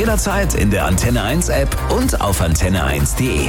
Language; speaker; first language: German; native; German